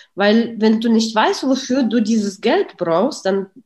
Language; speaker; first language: German; early bilingual, other home language; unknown